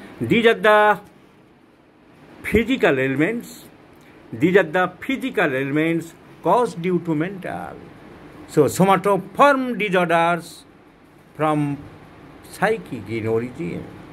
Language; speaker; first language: English; non-native, local second language; Bangla